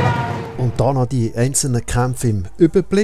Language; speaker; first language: German; native; German